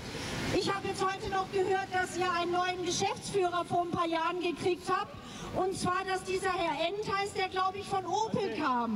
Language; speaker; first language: German; native; German